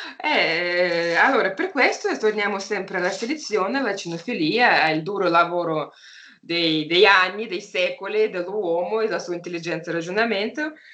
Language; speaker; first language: Italian; non-native, fluent; Russian